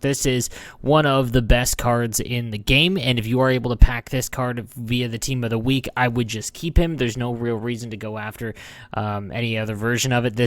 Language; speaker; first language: English; native; English